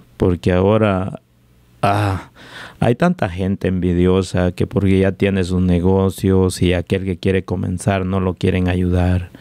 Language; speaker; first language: Spanish; native; Spanish